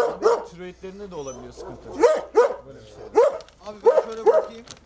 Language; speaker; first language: Turkish; native; Turkish